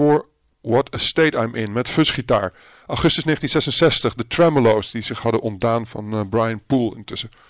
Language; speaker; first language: Dutch; native; Dutch